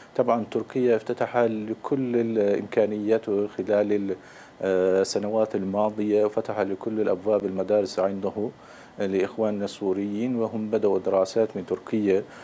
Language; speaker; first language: Arabic; non-native, fluent; Turkish